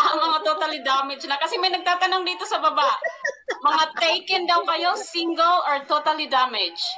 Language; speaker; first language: Filipino; non-native, local second language; Waray